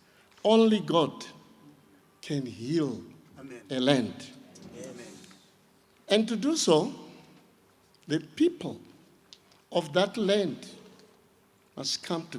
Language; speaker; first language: English; non-native, local second language; Shona